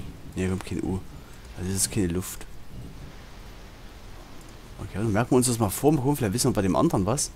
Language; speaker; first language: German; native; German